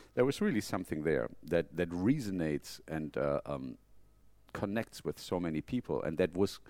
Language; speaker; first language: English; non-native, fluent; German